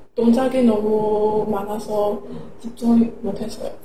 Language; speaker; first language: Korean; non-native, learner; Chinese